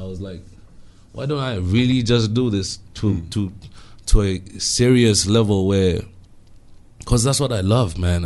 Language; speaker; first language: English; non-native, local second language; Bemba